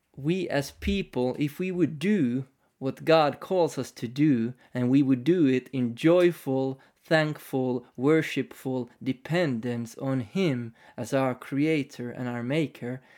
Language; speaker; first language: English; non-native, fluent; Finnish